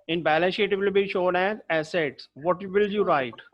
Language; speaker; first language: English; non-native, local second language; Hindi